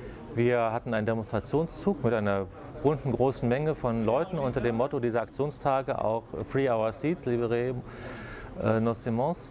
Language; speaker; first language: German; native; German